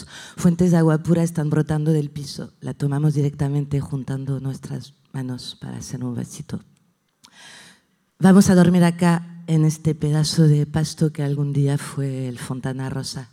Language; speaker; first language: Spanish; non-native, fluent; French